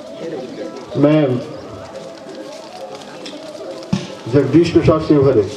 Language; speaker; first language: Hindi; native; Hindi